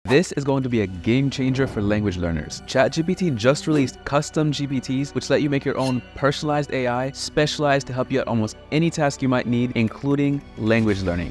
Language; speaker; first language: English; native; English